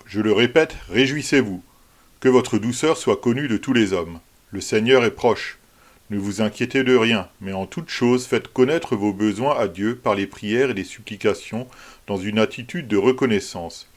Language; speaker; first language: French; native; French